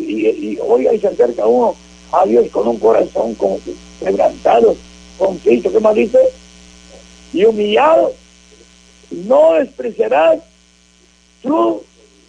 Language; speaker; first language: Spanish; native; Spanish